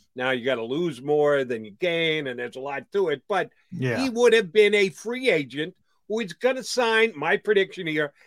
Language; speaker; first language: English; native; English